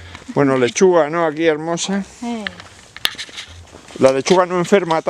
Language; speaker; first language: Spanish; native; Spanish